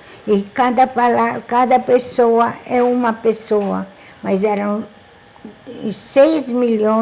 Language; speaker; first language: Portuguese; non-native, fluent; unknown